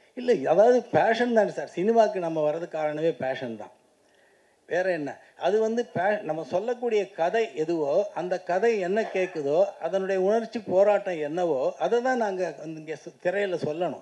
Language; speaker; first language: Tamil; native; Tamil